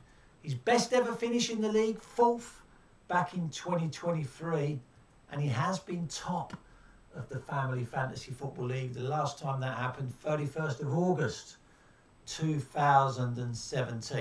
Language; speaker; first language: English; native; English